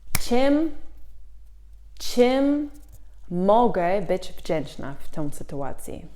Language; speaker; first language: Polish; non-native, fluent; English